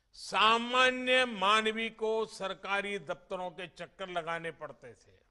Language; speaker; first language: Hindi; non-native, local second language; Gujarati